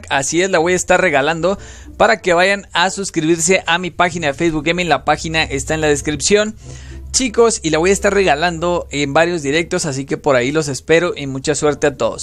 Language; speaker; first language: Spanish; native; Spanish